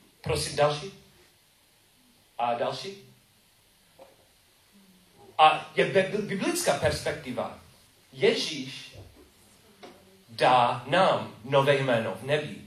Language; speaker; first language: Czech; non-native, learner; English